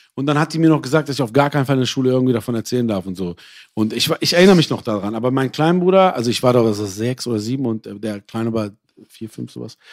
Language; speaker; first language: German; early bilingual, other home language; Persian